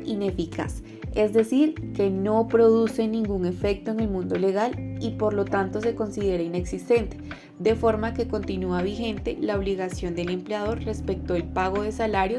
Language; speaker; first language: Spanish; native; Spanish